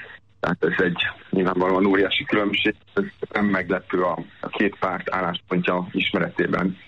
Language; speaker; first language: Hungarian; native; Hungarian